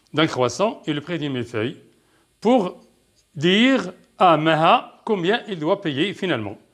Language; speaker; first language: French; non-native, local second language; Arabic